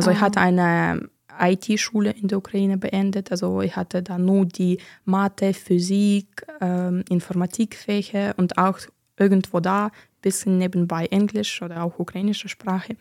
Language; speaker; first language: German; non-native, fluent; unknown